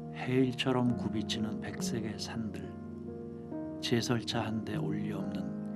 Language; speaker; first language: Korean; native; Korean